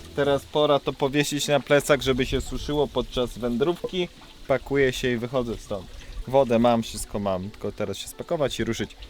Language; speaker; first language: Polish; native; Polish